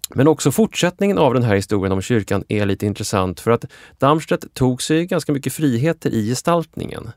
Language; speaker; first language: Swedish; native; Swedish